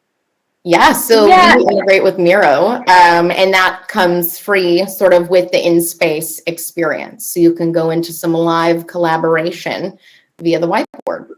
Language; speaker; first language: English; native; English